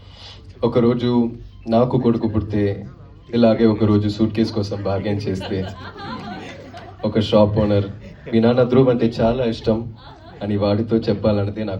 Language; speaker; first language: Telugu; non-native, learner; Tamil